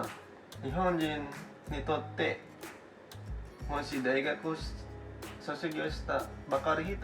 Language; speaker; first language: Japanese; non-native, fluent; Indonesian